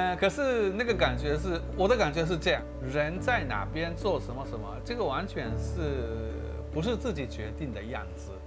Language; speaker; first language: Chinese; non-native, fluent; Japanese